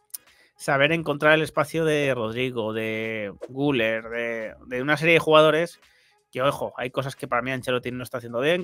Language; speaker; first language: Spanish; native; Spanish